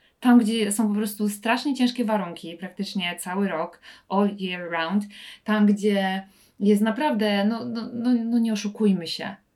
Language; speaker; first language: Polish; native; Polish